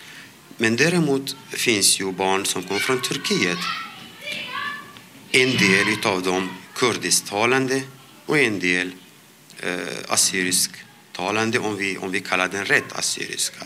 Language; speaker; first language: Swedish; non-native, fluent; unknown